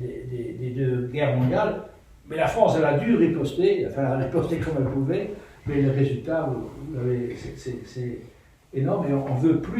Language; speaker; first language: French; non-native, local second language; Luxembourgish